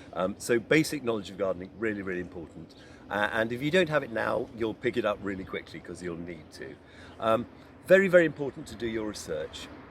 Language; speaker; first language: English; native; English